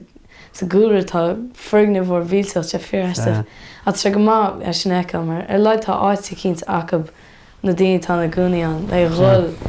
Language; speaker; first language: Irish; native; Irish